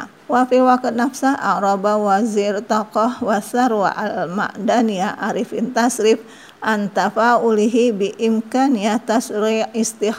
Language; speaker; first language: Arabic; non-native, fluent; Indonesian